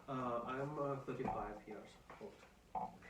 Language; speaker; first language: English; non-native, learner; Russian